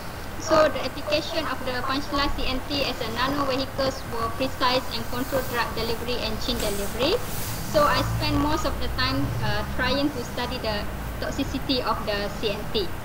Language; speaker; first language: English; non-native, local second language; Malay